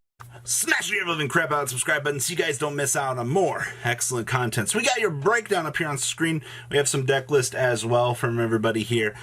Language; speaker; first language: English; native; English